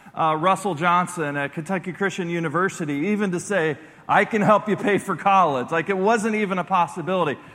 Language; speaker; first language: English; native; English